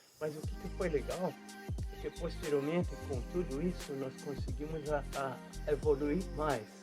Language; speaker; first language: Portuguese; non-native, fluent; Italian